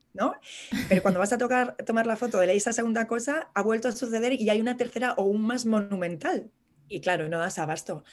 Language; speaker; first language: Spanish; native; Spanish